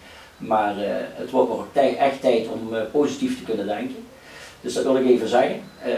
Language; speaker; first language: Dutch; native; Dutch